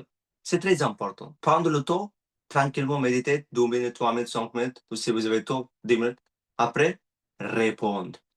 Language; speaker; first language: French; non-native, learner; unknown